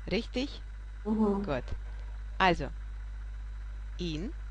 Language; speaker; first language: German; non-native, fluent; Russian